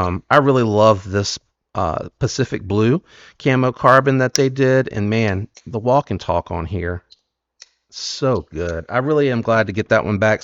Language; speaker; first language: English; native; English